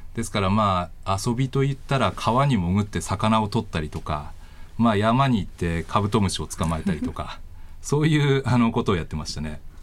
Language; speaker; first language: Japanese; native; Japanese